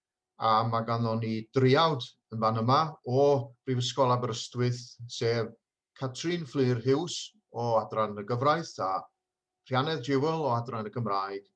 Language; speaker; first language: Welsh; native; Welsh